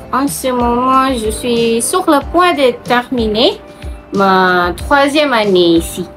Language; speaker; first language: French; non-native, learner; Malay